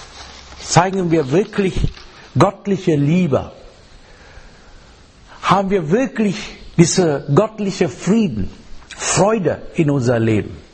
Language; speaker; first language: German; non-native, fluent; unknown